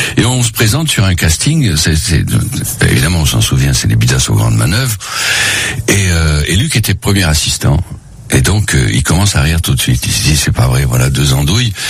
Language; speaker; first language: French; non-native, local second language; Spanish